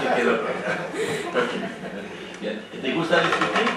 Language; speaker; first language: Spanish; non-native, fluent; French